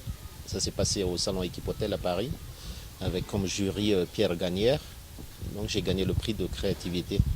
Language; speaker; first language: French; non-native, local second language; Malagasy